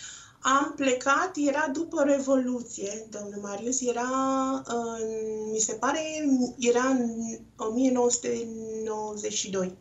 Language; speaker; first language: Romanian; non-native, local second language; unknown